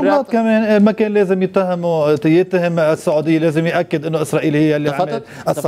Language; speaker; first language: Arabic; native; Arabic